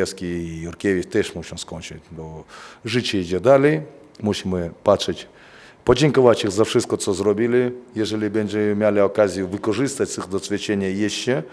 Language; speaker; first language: Polish; non-native, fluent; Russian